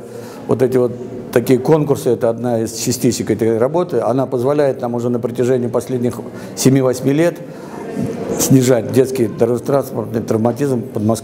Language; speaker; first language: Russian; native; Russian